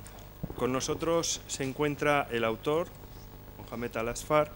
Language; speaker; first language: Spanish; native; Spanish